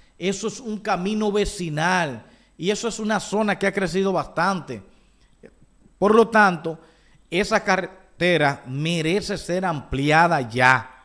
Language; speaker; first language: Spanish; native; Spanish